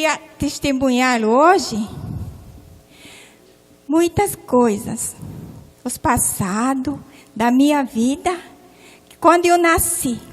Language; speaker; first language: Portuguese; non-native, local second language; Japanese